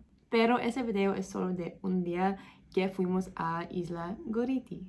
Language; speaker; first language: Spanish; non-native, learner; English